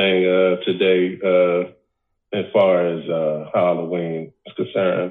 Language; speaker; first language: English; native; English